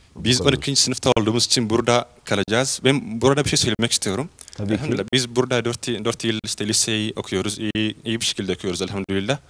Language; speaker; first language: Turkish; non-native, fluent; Oromo